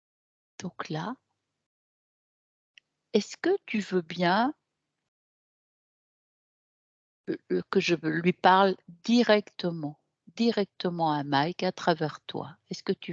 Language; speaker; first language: French; native; French